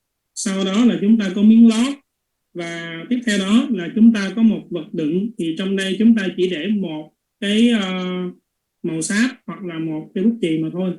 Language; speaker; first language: Vietnamese; native; Vietnamese